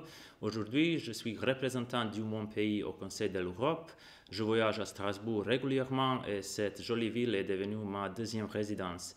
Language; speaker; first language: French; non-native, fluent; Bosnian